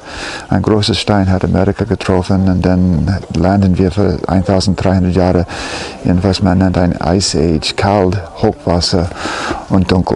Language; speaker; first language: German; non-native, fluent; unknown